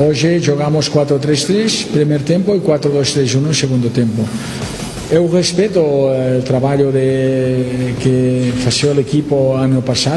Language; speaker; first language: Portuguese; non-native, learner; Spanish